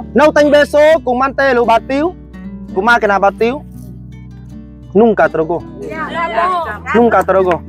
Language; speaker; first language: Portuguese; non-native, learner; Vietnamese